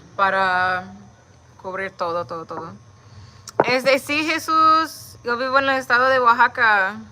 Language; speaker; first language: Spanish; non-native, learner; English